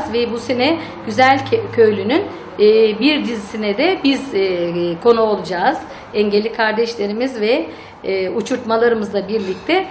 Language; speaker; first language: Turkish; native; Turkish